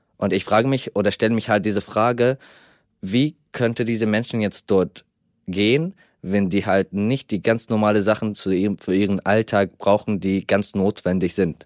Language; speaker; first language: German; non-native, fluent; Arabic